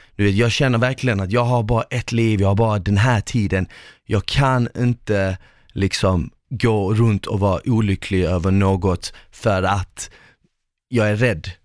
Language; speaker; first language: Swedish; early bilingual, other home language; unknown